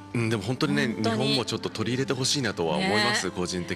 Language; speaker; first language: Japanese; native; Japanese